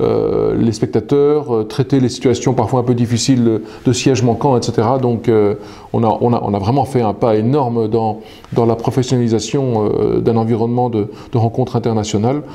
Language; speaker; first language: French; native; French